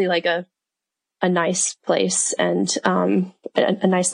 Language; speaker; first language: English; native; English